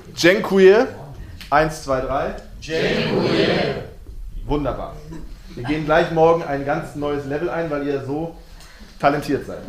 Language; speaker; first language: German; native; German